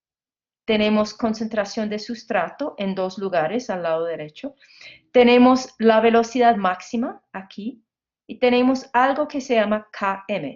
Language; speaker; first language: Spanish; non-native, fluent; English